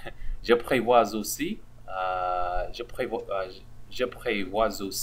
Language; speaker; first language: French; non-native, learner; English